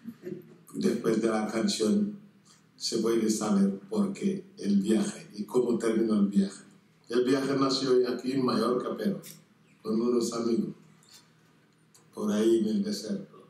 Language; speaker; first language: Spanish; non-native, fluent; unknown